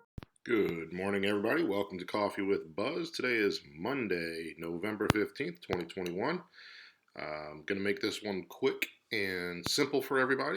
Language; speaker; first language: English; native; English